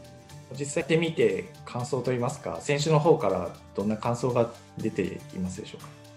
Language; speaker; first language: Japanese; native; Japanese